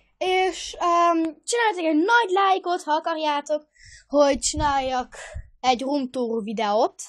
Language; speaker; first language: Hungarian; early bilingual, heritage; Hungarian